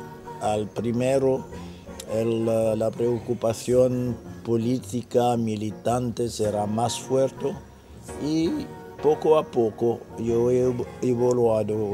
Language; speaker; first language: Spanish; non-native, fluent; French